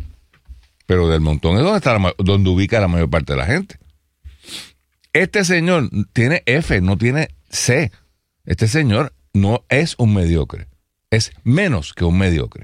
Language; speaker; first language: Spanish; native; Spanish